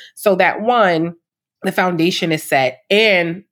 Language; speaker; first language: English; native; English